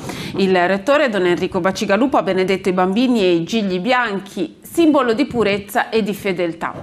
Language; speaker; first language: Italian; native; Italian